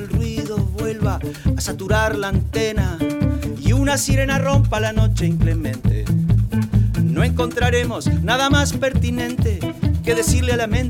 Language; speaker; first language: English; non-native, fluent; Spanish